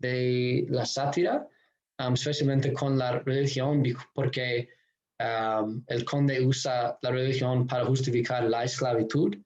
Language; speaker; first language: Spanish; non-native, fluent; English